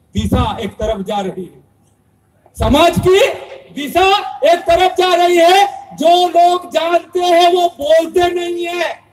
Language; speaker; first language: Hindi; non-native, local second language; Bhili